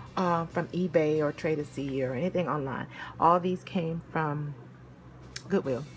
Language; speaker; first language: English; native; English